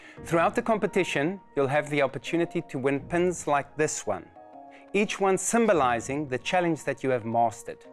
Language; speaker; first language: English; non-native, local second language; Afrikaans